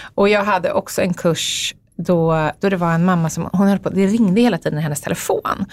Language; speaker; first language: Swedish; native; Swedish